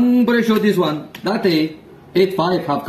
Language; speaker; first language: Filipino; non-native, learner; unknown